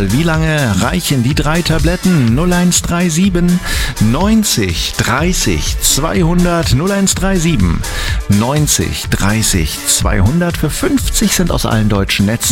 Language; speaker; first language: German; native; German